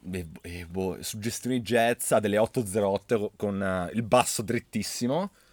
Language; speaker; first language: Italian; native; Italian